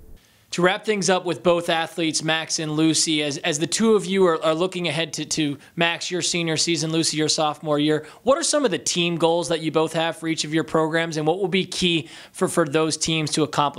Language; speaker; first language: English; native; English